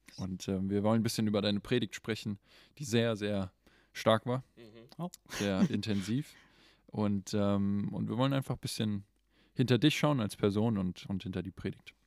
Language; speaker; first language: German; native; German